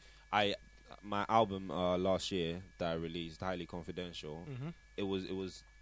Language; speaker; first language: English; non-native, local second language; Akan